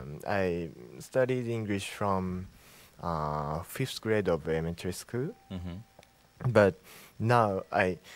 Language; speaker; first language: English; non-native, learner; Japanese